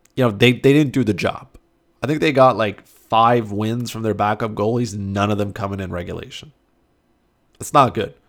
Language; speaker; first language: English; native; English